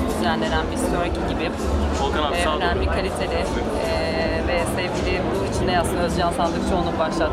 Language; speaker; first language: Turkish; native; Turkish